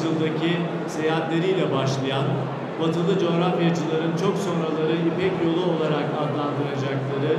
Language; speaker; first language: Turkish; native; Turkish